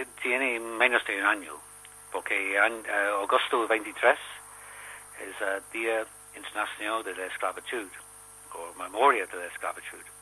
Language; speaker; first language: Spanish; non-native, learner; English